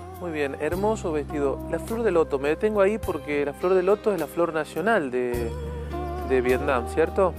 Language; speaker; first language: Spanish; native; Spanish